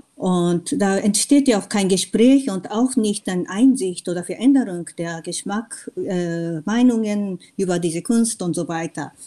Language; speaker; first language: German; non-native, fluent; Japanese